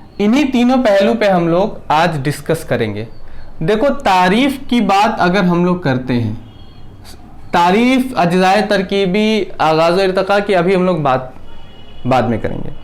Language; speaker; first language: Urdu; native; Urdu